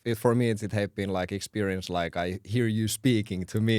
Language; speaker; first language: English; non-native, fluent; Finnish